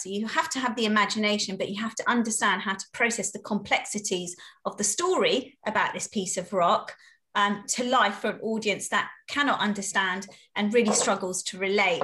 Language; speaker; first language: English; native; English